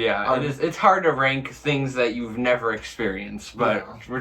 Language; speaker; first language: English; native; English